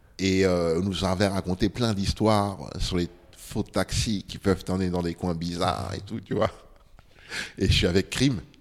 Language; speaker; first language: French; early bilingual, other home language; Bambara